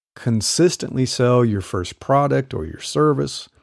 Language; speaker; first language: English; native; English